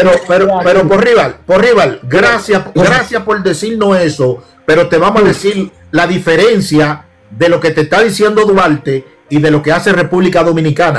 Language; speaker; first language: Spanish; native; Spanish